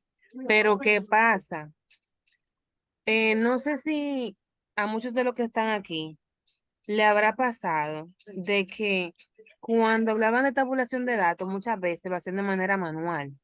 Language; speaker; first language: Spanish; native; Spanish